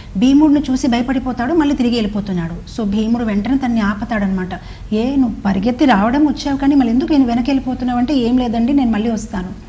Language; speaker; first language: Telugu; non-native, fluent; Hindi